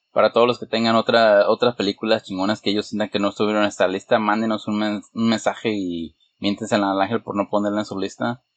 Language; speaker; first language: Spanish; early bilingual, heritage; Spanish